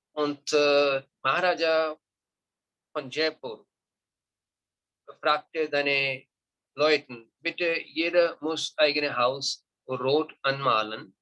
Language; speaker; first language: German; non-native, learner; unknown